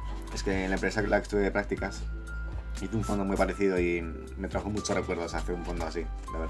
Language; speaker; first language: Spanish; native; Spanish